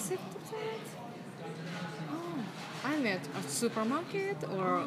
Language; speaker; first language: English; non-native, learner; Japanese